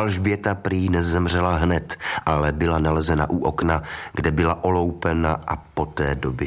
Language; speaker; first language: Czech; native; Czech